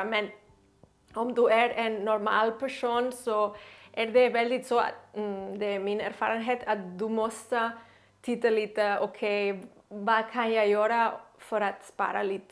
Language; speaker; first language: Swedish; non-native, learner; Catalan